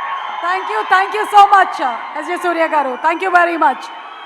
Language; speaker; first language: Telugu; native; Telugu